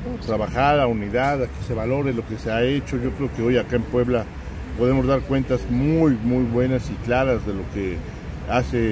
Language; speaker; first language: Spanish; native; Spanish